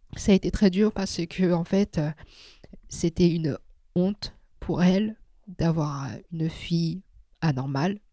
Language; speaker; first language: French; non-native, local second language; Min Nan Chinese